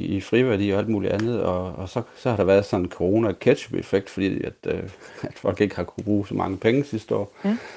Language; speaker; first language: Danish; native; Danish